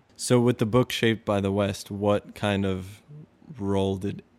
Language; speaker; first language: English; early bilingual, other home language; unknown